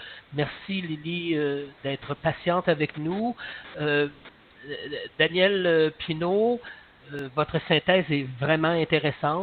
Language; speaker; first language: French; native; French